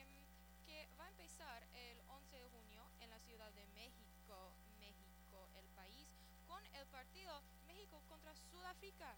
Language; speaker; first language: Spanish; early bilingual, heritage; Spanish